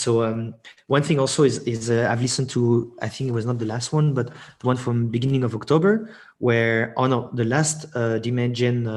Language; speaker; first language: English; non-native, fluent; French